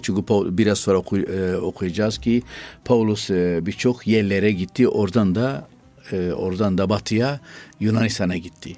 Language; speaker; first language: Turkish; non-native, fluent; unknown